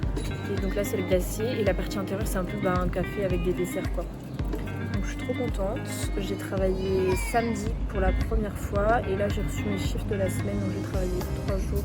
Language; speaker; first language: French; native; French